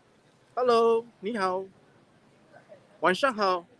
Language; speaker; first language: Chinese; early bilingual, heritage; Chinese